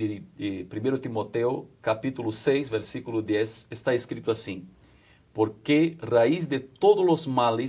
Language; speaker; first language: Spanish; non-native, fluent; Portuguese